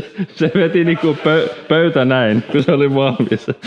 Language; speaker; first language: Finnish; non-native, fluent; Swedish